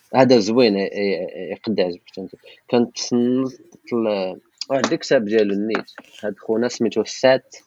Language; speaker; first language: Arabic; non-native, local second language; Tachelhit